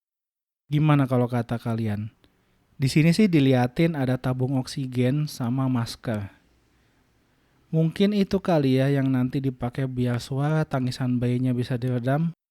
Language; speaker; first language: Indonesian; native; Indonesian